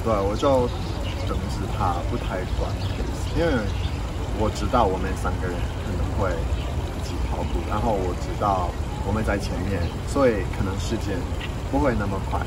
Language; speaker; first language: Chinese; non-native, fluent; English